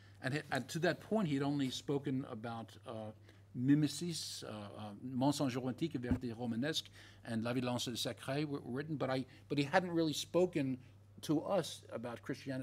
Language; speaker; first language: English; native; English